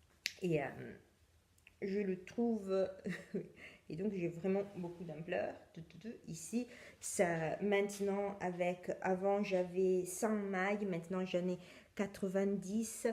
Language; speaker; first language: French; non-native, fluent; Italian